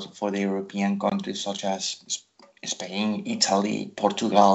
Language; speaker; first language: English; non-native, fluent; Spanish